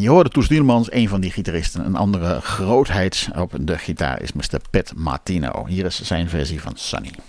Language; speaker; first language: Dutch; native; Dutch